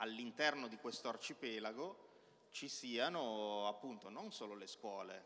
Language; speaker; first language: Italian; native; Italian